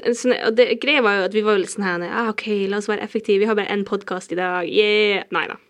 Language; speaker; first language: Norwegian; native; Norwegian